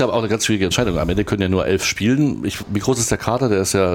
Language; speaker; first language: German; native; German